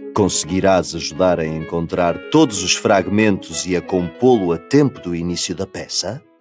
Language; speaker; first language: Portuguese; native; Portuguese